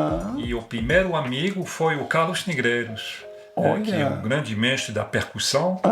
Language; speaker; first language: Portuguese; non-native, fluent; French